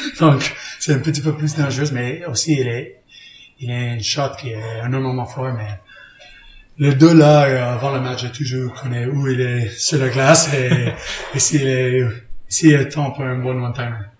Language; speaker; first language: French; non-native, learner; English